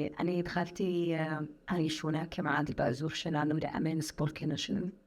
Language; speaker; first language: Hebrew; non-native, local second language; Arabic